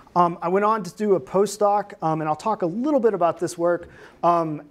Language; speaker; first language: English; native; English